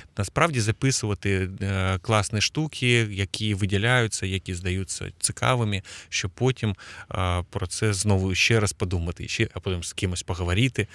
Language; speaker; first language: Ukrainian; native; Ukrainian